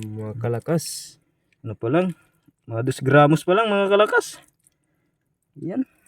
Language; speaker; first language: Filipino; non-native, local second language; Waray